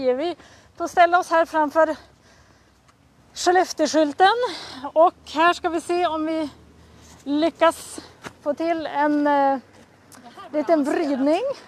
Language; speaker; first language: Swedish; native; Swedish